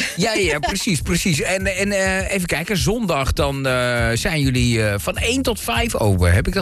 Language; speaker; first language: Dutch; native; Dutch